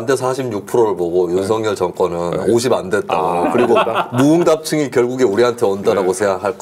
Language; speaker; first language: Korean; native; Korean